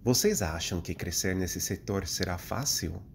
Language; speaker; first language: Portuguese; non-native, fluent; English